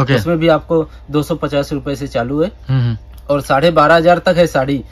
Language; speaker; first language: Hindi; native; Hindi